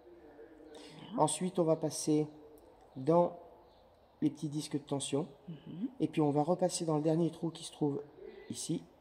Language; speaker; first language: French; native; French